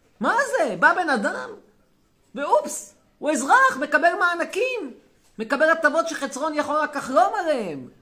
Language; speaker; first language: Hebrew; native; Hebrew